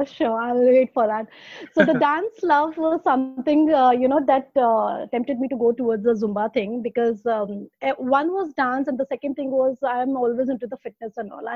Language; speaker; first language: English; non-native, local second language; Hindi